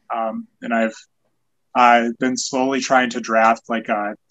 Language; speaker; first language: English; native; English